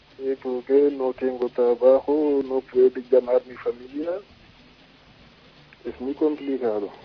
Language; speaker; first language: Spanish; non-native, learner; Wolof